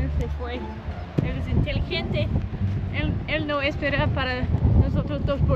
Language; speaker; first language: Spanish; non-native, learner; English